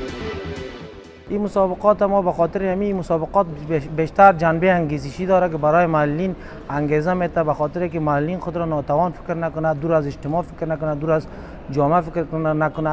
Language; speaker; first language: Persian; native; Persian